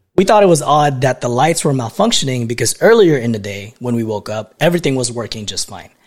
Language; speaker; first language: English; non-native, local second language; Filipino